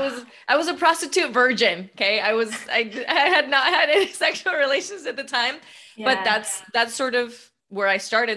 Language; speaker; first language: English; native; English